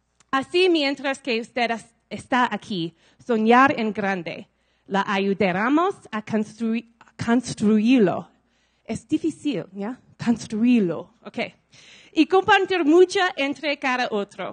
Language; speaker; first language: Spanish; non-native, learner; English